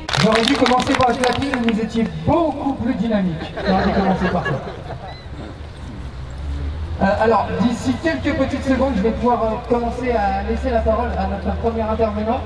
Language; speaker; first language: French; native; French